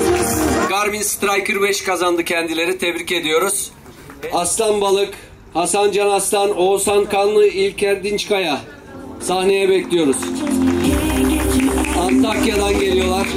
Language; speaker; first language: Turkish; native; Turkish